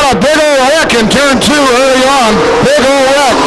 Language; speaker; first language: English; native; English